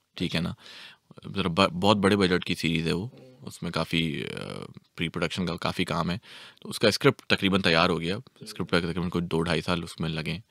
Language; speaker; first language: Urdu; native; Urdu